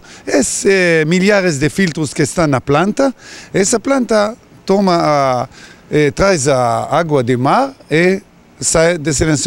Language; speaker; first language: Portuguese; non-native, learner; Hebrew